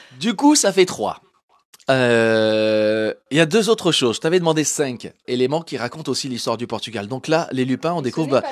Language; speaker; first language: French; native; French